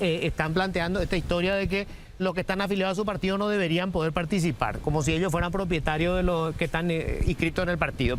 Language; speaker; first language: Spanish; native; Spanish